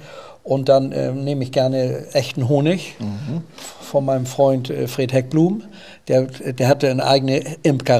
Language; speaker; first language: German; native; German